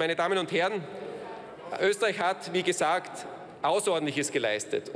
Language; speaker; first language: German; native; German